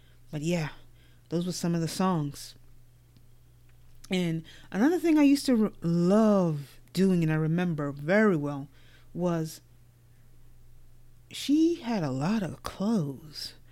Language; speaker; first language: English; native; English